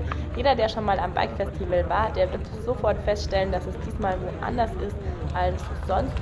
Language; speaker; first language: German; native; German